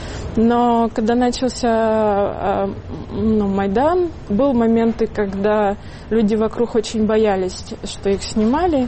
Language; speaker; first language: Russian; native; Russian